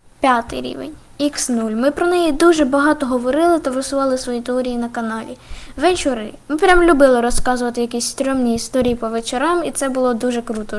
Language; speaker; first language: Ukrainian; native; Ukrainian